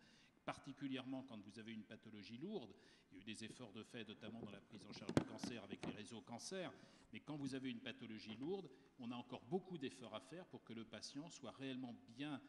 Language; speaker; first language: French; native; French